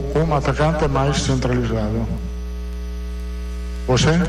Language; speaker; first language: Portuguese; non-native, learner; Italian